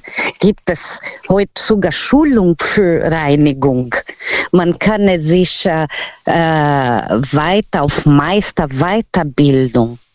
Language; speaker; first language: German; non-native, learner; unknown